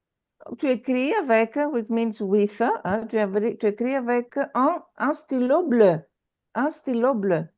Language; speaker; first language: French; non-native, fluent; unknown